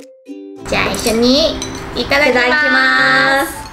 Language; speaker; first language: Japanese; non-native, fluent; Chinese